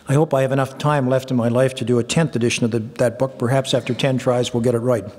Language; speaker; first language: English; native; English